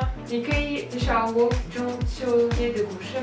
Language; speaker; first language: Chinese; non-native, learner; French